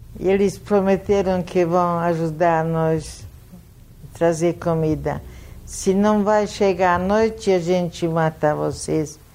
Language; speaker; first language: Portuguese; non-native, fluent; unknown